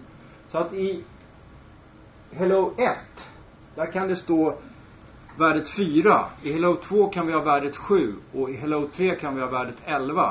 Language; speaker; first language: Swedish; native; Swedish